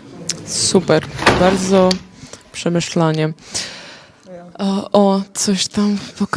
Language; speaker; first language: Polish; non-native, fluent; Ukrainian